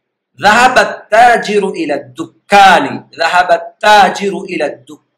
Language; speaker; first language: Arabic; non-native, fluent; Urdu